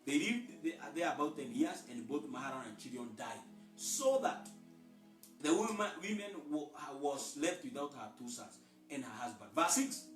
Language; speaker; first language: English; non-native, local second language; Swahili